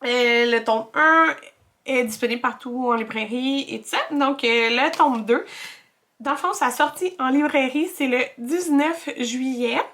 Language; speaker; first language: French; native; French